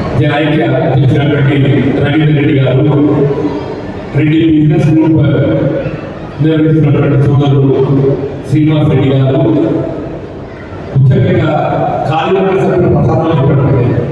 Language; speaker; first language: Telugu; native; Telugu